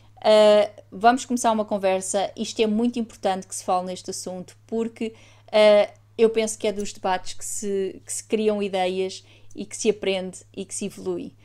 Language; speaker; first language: Portuguese; native; Portuguese